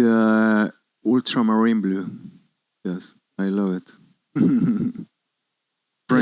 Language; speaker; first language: English; non-native, learner; Spanish